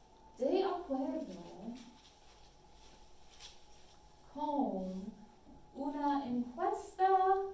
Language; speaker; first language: Spanish; non-native, fluent; English